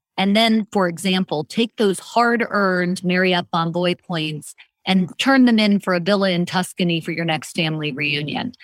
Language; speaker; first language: English; native; English